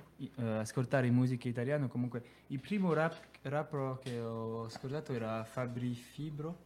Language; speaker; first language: Italian; non-native, fluent; French